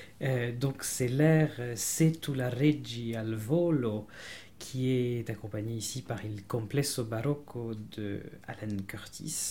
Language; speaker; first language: French; native; French